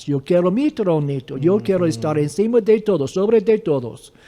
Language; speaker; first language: Spanish; non-native, fluent; English